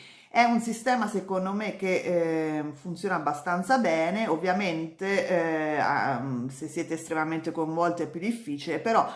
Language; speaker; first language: Italian; native; Italian